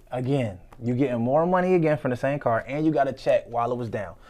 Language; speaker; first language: English; native; English